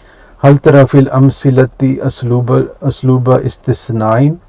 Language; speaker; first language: Arabic; non-native, fluent; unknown